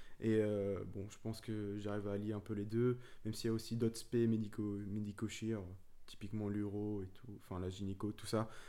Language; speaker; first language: French; early bilingual, other home language; Arabic